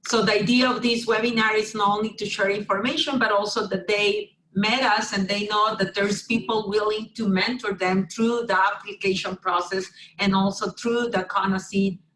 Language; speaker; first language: English; non-native, fluent; Spanish